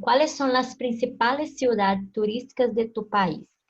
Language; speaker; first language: Spanish; non-native, fluent; Portuguese